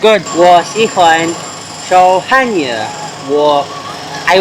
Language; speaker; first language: Chinese; non-native, learner; Filipino